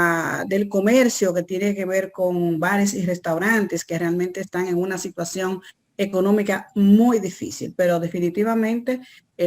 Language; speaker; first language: Spanish; native; Spanish